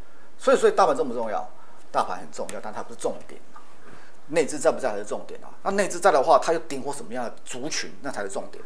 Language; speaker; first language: Chinese; native; Chinese